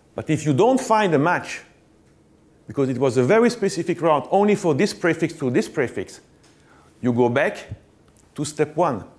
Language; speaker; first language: English; non-native, fluent; French